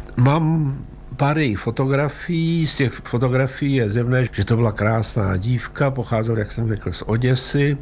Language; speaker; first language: Czech; native; Czech